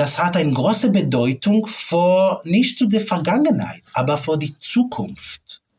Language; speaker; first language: German; non-native, fluent; Hebrew